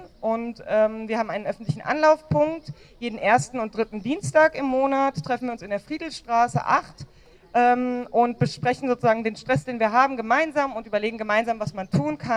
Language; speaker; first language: German; native; German